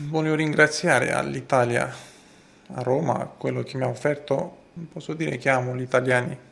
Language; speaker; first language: Italian; non-native, fluent; Romanian